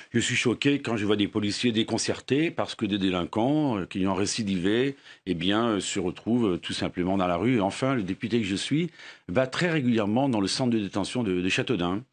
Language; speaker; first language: French; native; French